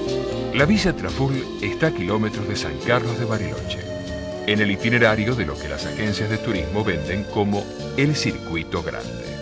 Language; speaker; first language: Spanish; native; Spanish